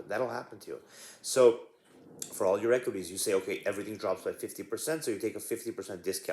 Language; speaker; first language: English; native; English